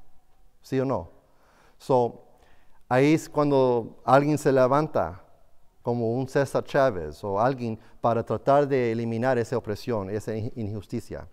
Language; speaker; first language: Spanish; non-native, fluent; English